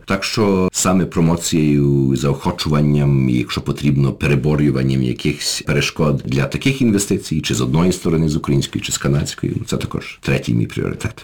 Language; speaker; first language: Ukrainian; early bilingual, heritage; Ukrainian